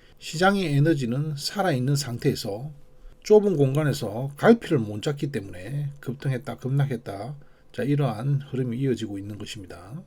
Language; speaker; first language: Korean; native; Korean